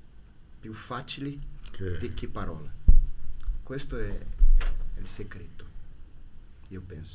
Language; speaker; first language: Italian; non-native, learner; Portuguese